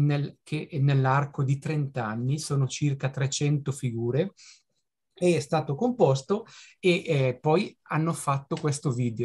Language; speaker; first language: Italian; native; Italian